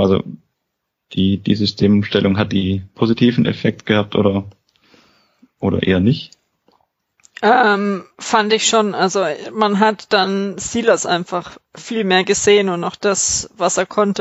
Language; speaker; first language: German; native; German